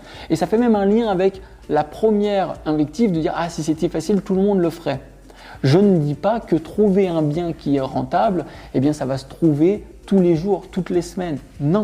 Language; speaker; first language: French; native; French